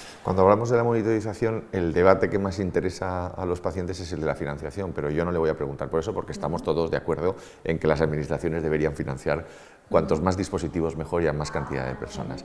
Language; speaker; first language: Spanish; native; Spanish